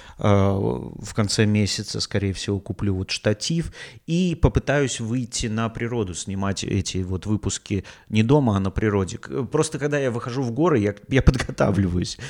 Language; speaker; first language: Russian; native; Russian